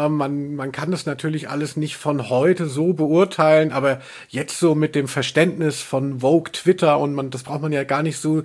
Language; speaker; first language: German; native; German